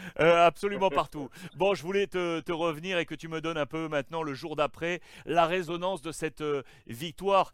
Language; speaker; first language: French; native; French